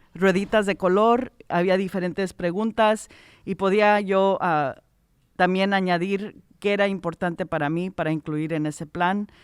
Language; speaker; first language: Spanish; early bilingual, heritage; Spanish